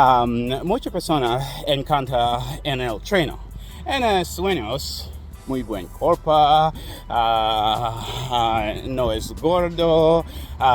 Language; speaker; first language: Spanish; non-native, learner; English